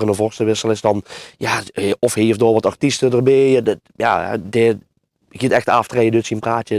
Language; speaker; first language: Dutch; native; Dutch